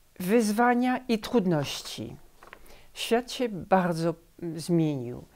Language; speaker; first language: Polish; early bilingual, heritage; Polish